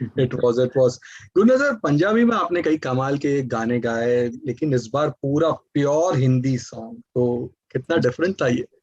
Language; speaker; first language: Hindi; native; Hindi